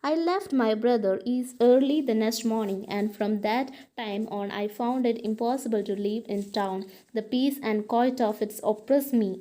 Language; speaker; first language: English; non-native, local second language; Malayalam